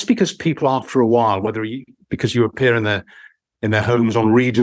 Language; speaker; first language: English; native; English